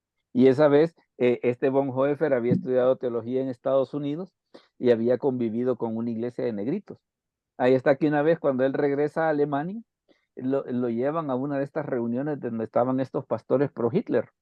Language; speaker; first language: Spanish; native; Spanish